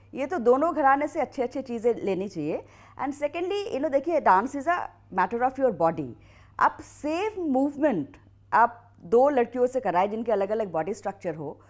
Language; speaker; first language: Hindi; native; Hindi